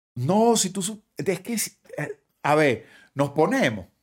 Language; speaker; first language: Spanish; native; Spanish